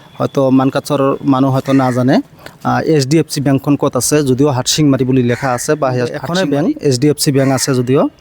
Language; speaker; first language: Assamese; non-native, local second language; Bangla